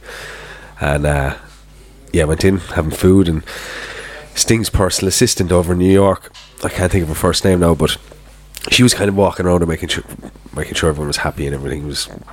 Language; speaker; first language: English; native; English